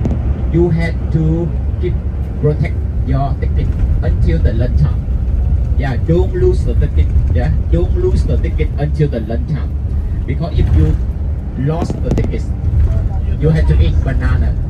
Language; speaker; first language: English; non-native, learner; Vietnamese